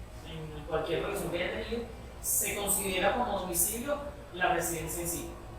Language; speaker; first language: Spanish; native; Spanish